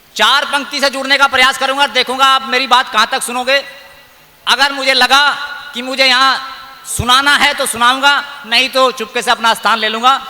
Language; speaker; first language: Hindi; native; Hindi